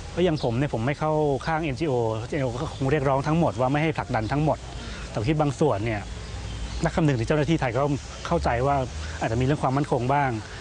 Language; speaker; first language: Thai; native; Thai